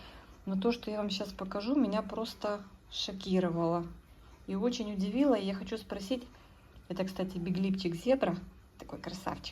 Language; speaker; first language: Russian; native; Russian